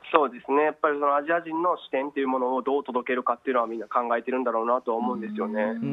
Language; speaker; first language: Japanese; native; Japanese